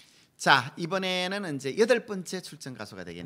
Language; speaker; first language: Korean; native; Korean